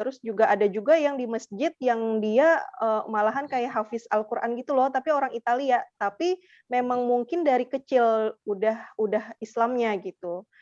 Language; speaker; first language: Indonesian; native; Indonesian